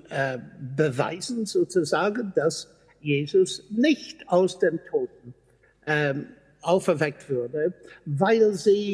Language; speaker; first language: German; non-native, fluent; English